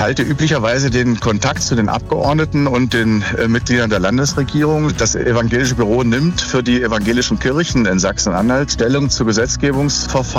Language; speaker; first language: German; native; German